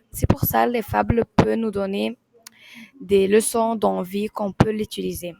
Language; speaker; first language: French; non-native, learner; Arabic